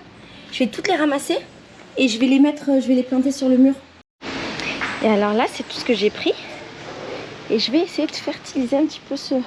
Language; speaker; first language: French; native; French